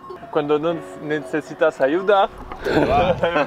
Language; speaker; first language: Spanish; non-native, learner; French